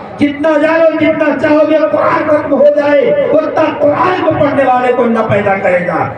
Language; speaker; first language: Urdu; native; Urdu